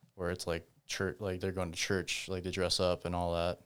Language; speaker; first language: English; native; English